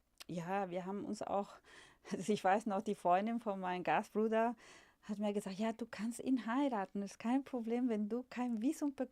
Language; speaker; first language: German; non-native, fluent; Spanish